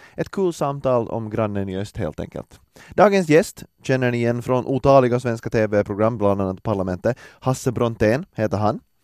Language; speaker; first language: Swedish; native; Swedish